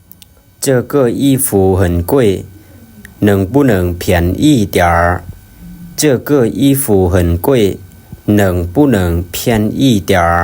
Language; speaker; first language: Chinese; non-native, fluent; Lao